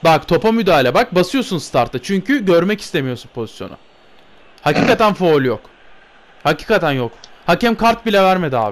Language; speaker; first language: Turkish; native; Turkish